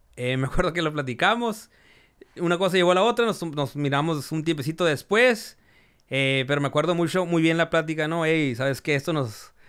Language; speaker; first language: Spanish; early bilingual, heritage; Spanish